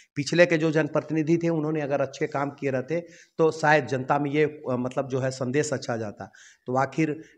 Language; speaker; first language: Hindi; native; Hindi